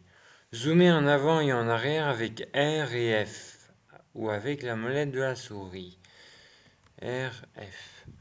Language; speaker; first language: French; native; French